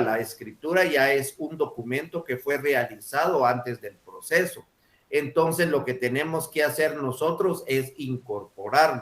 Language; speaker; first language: Spanish; native; Spanish